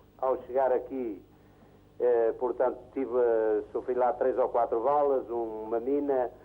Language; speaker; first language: Portuguese; native; Portuguese